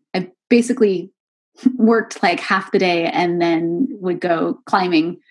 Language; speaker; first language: English; native; English